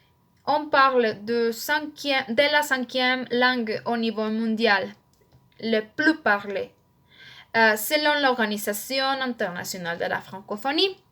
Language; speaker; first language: French; non-native, learner; Spanish